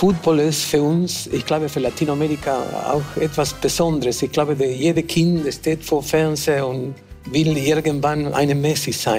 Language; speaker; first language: German; non-native, fluent; Spanish